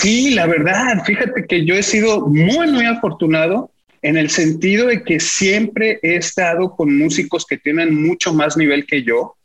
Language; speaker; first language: Spanish; native; Spanish